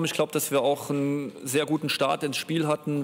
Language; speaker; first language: German; native; German